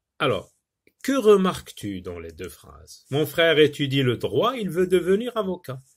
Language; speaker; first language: French; non-native, local second language; Arabic